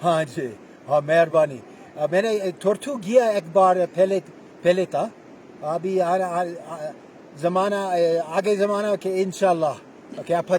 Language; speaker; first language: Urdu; non-native, local second language; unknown